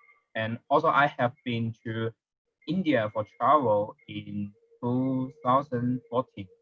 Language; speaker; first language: English; non-native, learner; Chinese